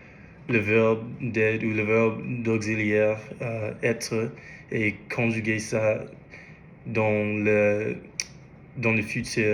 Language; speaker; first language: French; non-native, learner; English